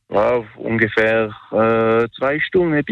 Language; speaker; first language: German; non-native, local second language; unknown